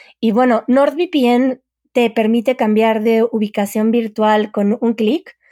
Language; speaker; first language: Spanish; native; Spanish